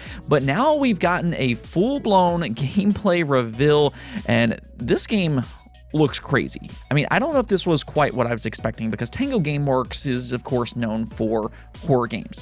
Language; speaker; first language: English; native; English